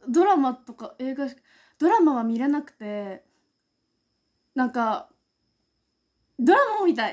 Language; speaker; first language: Japanese; native; Japanese